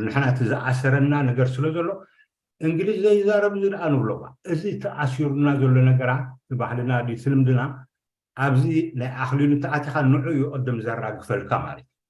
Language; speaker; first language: Tigrinya; native; Tigrinya